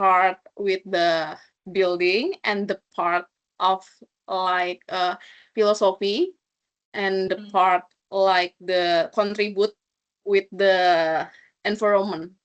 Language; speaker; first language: English; non-native, learner; Indonesian